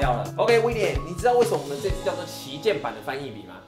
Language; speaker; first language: Chinese; native; Chinese